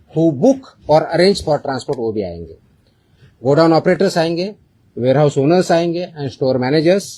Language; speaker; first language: Hindi; non-native, local second language; Marathi